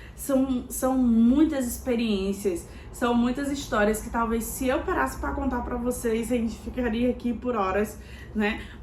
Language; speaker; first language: Portuguese; native; Portuguese